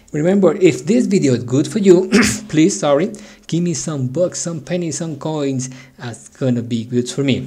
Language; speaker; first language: English; non-native, fluent; Spanish